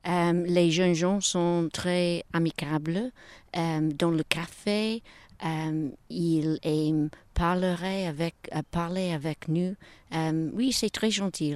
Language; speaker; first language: French; non-native, learner; English